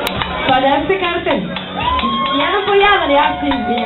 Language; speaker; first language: Bosnian; native; Bosnian